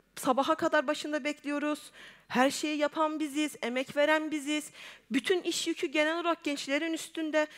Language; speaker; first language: Turkish; native; Turkish